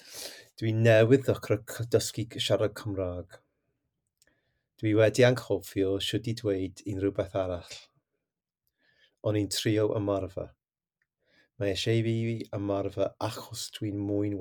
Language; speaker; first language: Welsh; non-native, learner; English